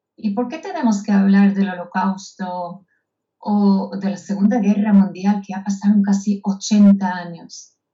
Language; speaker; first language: Spanish; non-native, fluent; Hebrew